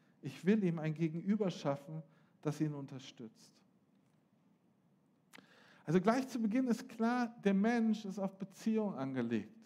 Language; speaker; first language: German; native; German